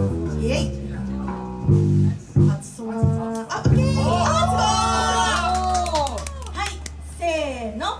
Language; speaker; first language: Japanese; native; Japanese